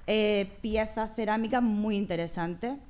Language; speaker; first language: Spanish; native; Spanish